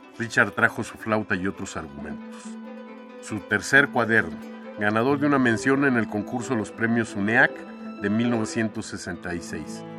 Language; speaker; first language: Spanish; native; Spanish